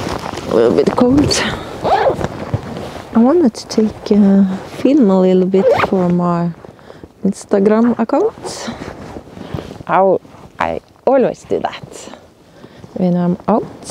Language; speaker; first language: English; non-native, learner; Norwegian